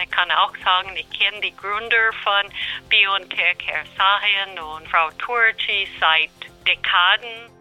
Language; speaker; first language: German; non-native, fluent; English